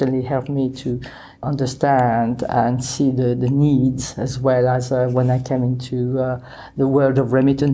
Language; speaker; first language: English; non-native, fluent; French